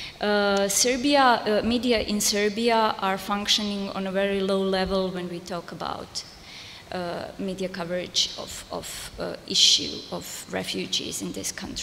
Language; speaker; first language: English; non-native, fluent; Serbian